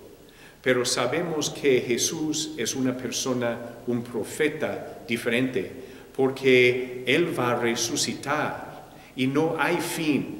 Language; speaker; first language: Spanish; non-native, fluent; English